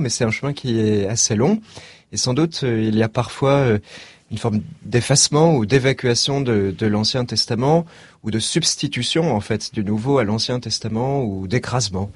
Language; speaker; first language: French; native; French